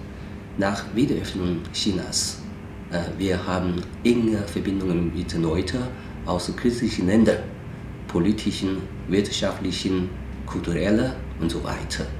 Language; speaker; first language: German; non-native, fluent; Chinese